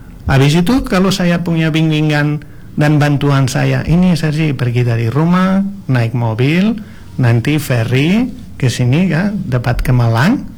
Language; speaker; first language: Indonesian; non-native, learner; Spanish